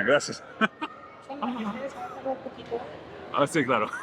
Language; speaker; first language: Spanish; non-native, learner; English